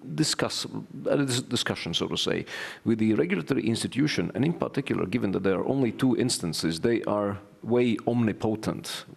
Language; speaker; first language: English; non-native, fluent; Latvian